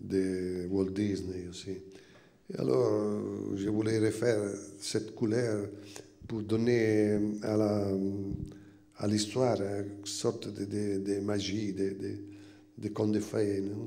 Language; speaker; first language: French; non-native, fluent; Italian